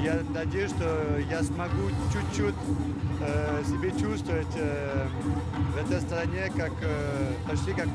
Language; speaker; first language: Russian; non-native, fluent; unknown